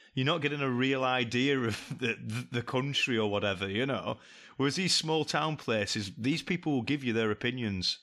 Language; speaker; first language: English; native; English